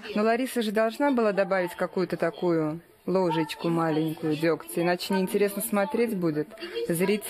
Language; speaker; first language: Russian; native; Russian